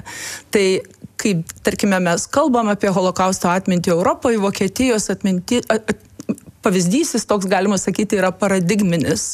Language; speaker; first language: Lithuanian; native; Lithuanian